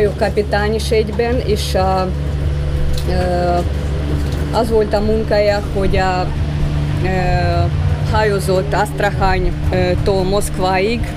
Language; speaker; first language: Hungarian; non-native, fluent; Russian